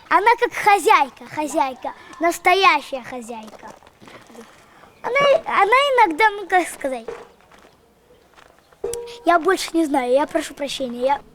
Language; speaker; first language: Russian; non-native, local second language; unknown